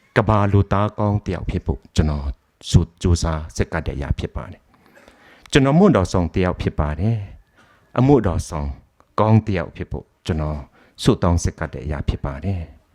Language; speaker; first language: Burmese; non-native, local second language; Tedim Chin